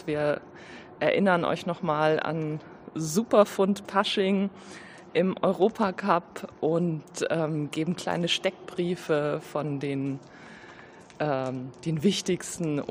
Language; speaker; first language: German; native; German